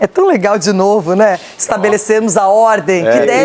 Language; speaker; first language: Portuguese; native; Portuguese